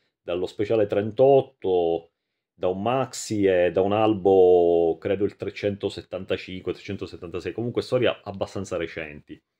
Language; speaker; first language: Italian; native; Italian